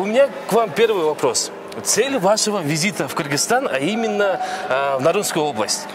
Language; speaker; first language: Russian; non-native, local second language; Kyrgyz